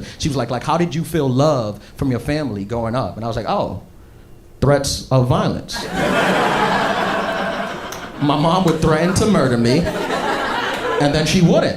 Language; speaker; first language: English; native; English